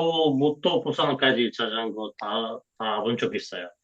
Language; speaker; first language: Korean; non-native, learner; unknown